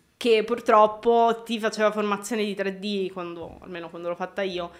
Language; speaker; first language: Italian; native; Italian